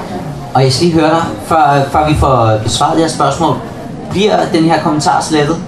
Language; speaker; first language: Danish; native; Danish